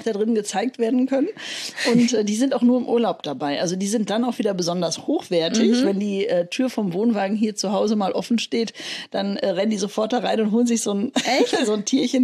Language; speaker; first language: German; native; German